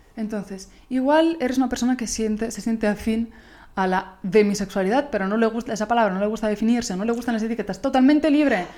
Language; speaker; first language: Spanish; non-native, fluent; Italian